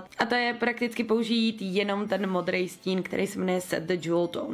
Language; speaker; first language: Czech; native; Czech